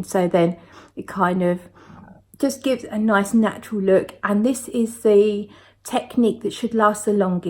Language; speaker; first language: English; native; English